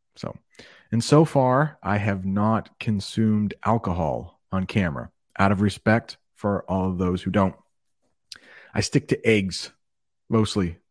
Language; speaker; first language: English; native; English